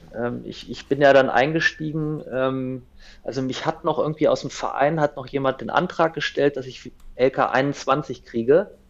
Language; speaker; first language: German; native; German